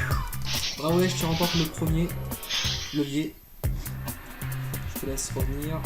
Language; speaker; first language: French; native; French